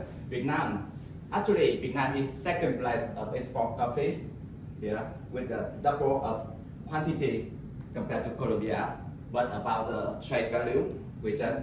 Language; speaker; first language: English; non-native, learner; Vietnamese